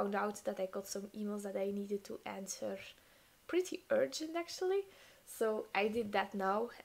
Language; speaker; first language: English; non-native, fluent; Dutch